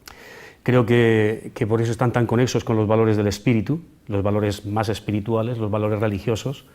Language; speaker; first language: Spanish; native; Spanish